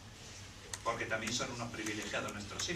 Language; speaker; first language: Spanish; native; Spanish